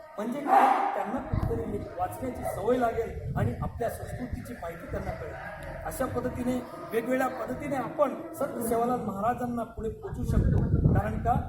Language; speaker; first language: Marathi; non-native, local second language; Lambadi